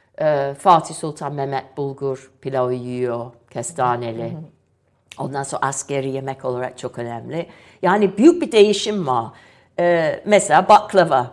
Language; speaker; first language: Turkish; non-native, fluent; English